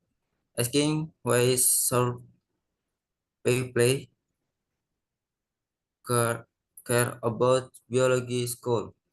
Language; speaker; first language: English; non-native, learner; Indonesian